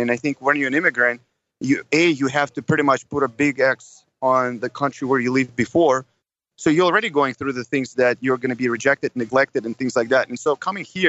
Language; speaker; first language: English; non-native, fluent; Russian